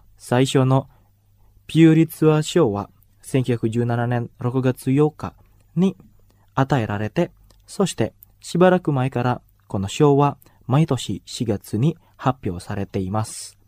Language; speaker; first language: Japanese; non-native, fluent; Indonesian